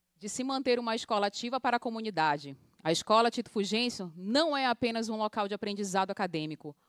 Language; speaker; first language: Portuguese; native; Portuguese